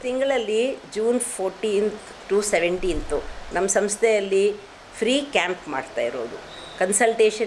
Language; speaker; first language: Kannada; non-native, local second language; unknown